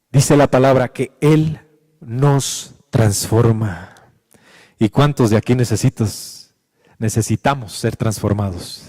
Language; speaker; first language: Spanish; native; Spanish